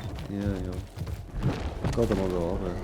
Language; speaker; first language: German; native; German